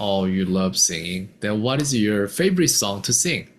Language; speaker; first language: English; non-native, fluent; Korean